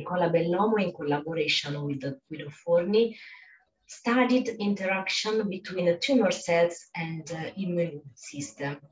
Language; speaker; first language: English; non-native, fluent; Italian